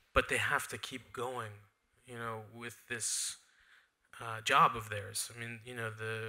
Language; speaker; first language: English; native; English